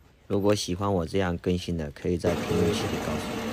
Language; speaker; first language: Chinese; native; Chinese